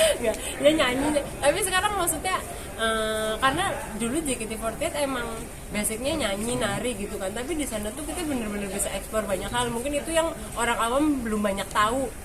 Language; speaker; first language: Indonesian; non-native, local second language; Javanese